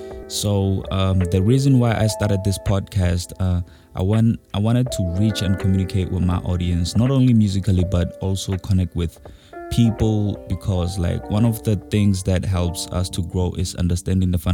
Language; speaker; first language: English; non-native, local second language; Tswana